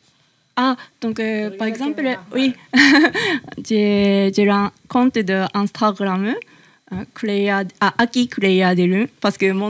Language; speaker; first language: French; non-native, learner; Japanese